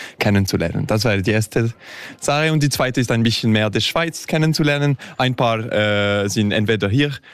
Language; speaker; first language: German; non-native, local second language; French